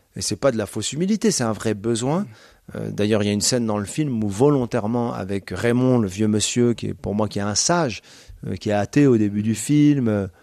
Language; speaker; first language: French; native; French